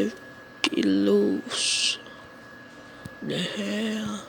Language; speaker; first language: English; non-native, learner; Italian